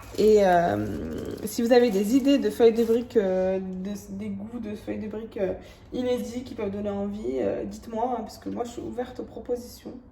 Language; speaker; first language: French; early bilingual, other home language; Arabic